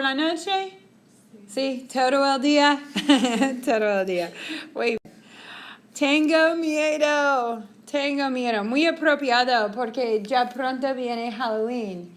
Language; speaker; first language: Spanish; non-native, fluent; English